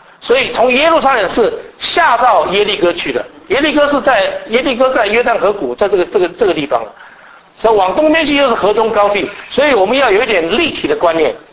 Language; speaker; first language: Chinese; native; Chinese